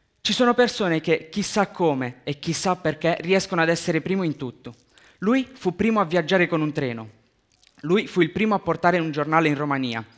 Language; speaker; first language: Italian; early bilingual, other home language; Romanian